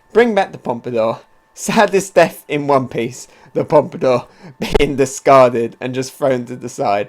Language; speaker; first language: English; native; English